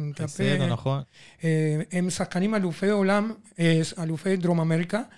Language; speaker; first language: Hebrew; non-native, fluent; Spanish